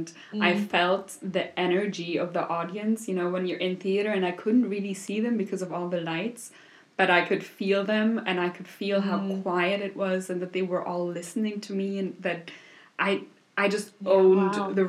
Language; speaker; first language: English; non-native, fluent; German